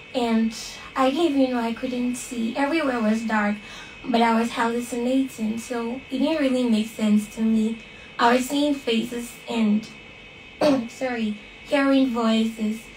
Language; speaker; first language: English; non-native, local second language; Akan